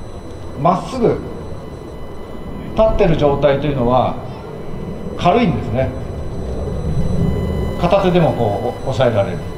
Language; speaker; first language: Japanese; native; Japanese